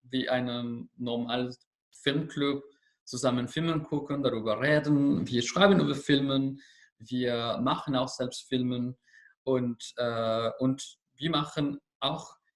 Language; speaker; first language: German; non-native, learner; Spanish